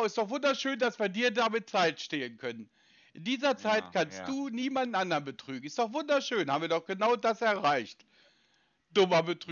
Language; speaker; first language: German; native; German